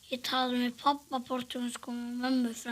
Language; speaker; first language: Icelandic; early bilingual, other home language; Portuguese